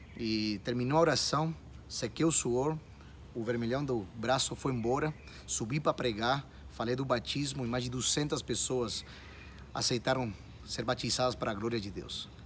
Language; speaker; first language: Portuguese; non-native, fluent; Spanish